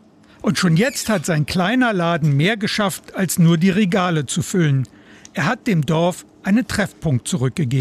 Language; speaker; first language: German; native; German